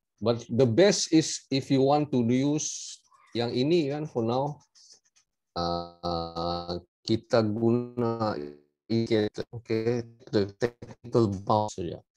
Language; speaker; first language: English; non-native, local second language; Malay